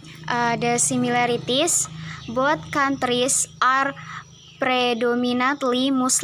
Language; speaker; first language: English; non-native, learner; Indonesian